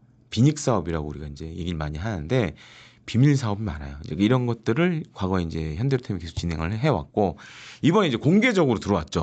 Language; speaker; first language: Korean; native; Korean